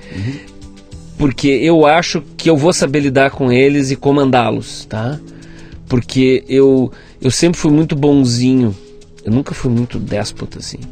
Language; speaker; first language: Portuguese; native; Portuguese